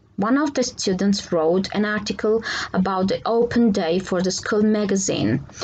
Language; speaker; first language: English; non-native, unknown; Georgian